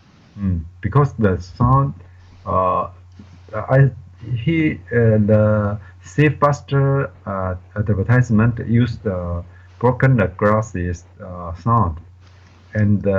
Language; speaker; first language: English; non-native, learner; Chinese